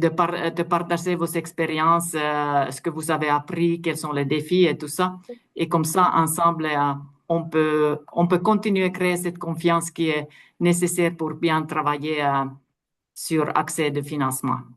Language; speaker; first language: French; non-native, fluent; Finnish